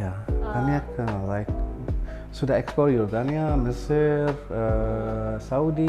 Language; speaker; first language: Indonesian; non-native, learner; Arabic